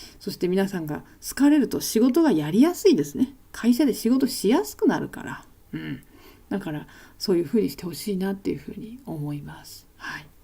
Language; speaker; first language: Japanese; native; Japanese